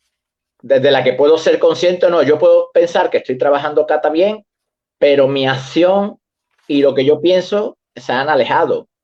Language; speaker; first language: Spanish; native; Spanish